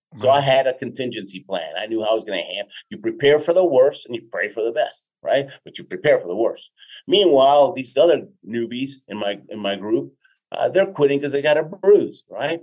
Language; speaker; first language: English; early bilingual, other home language; Spanish